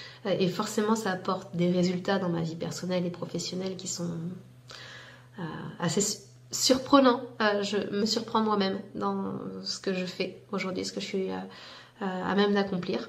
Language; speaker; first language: French; native; French